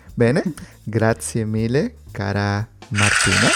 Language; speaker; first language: Italian; non-native, learner; Spanish